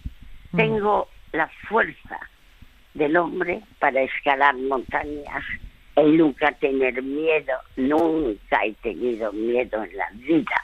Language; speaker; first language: Spanish; early bilingual, other home language; French